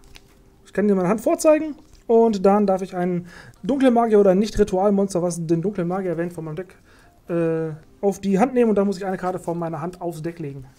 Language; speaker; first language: German; native; German